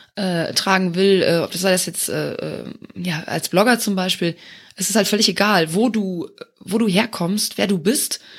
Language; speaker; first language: German; non-native, local second language; Luxembourgish